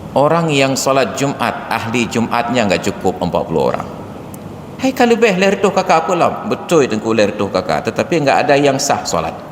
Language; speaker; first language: Malay; non-native, local second language; Achinese